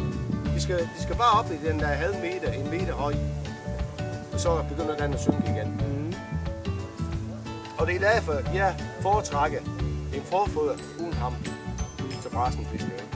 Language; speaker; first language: Danish; non-native, fluent; English